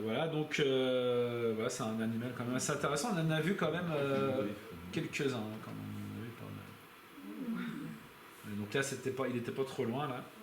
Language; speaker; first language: French; native; French